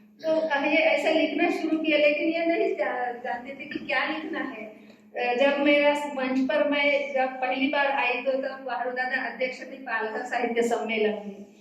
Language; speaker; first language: Hindi; non-native, local second language; Gondi